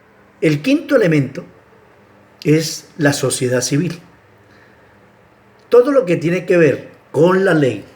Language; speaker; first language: Spanish; native; Spanish